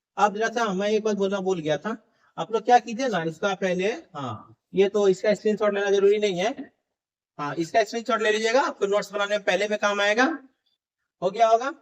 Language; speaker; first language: Hindi; native; Hindi